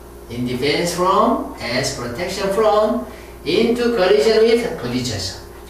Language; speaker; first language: English; non-native, fluent; Korean